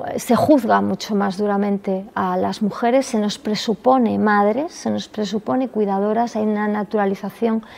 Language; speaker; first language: Spanish; non-native, local second language; Galician